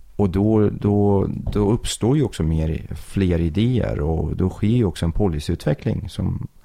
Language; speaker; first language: Swedish; early bilingual, other home language; Persian